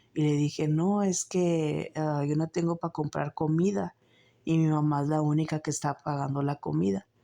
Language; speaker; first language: Spanish; early bilingual, heritage; Spanish